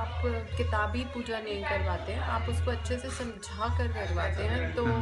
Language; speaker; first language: Hindi; native; Hindi